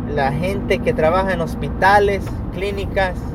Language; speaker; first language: Spanish; early bilingual, heritage; Spanish